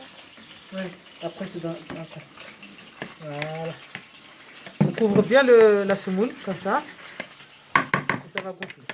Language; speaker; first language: French; native; French